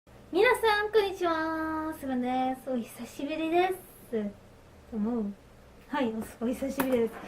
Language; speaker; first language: Japanese; non-native, learner; French